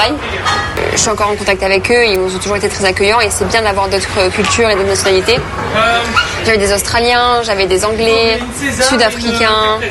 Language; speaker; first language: French; native; French